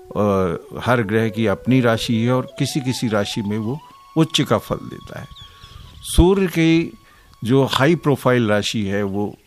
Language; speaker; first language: Hindi; native; Hindi